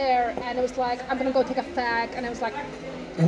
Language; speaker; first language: English; non-native, fluent; Icelandic